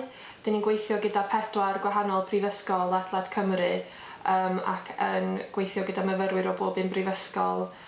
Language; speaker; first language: Welsh; native; Welsh